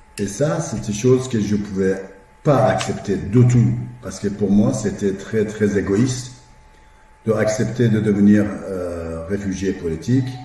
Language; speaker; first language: French; non-native, fluent; Persian